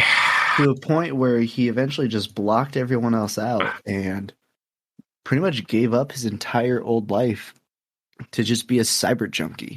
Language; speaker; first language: English; native; English